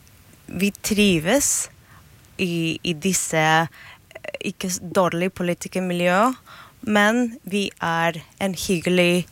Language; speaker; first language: Norwegian; non-native, fluent; Spanish